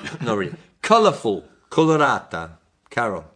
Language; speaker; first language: English; non-native, fluent; Italian